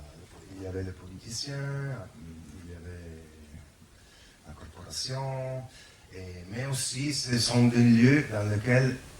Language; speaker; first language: French; non-native, fluent; Italian